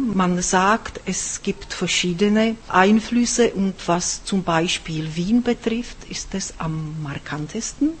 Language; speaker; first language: German; non-native, fluent; Czech